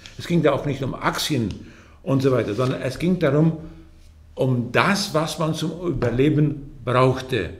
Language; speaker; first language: German; early bilingual, heritage; German